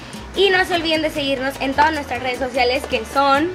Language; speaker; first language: Spanish; native; Spanish